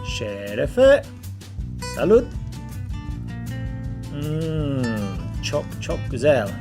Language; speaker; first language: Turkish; non-native, learner; Spanish